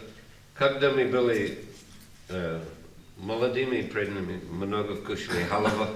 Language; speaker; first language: Russian; non-native, learner; English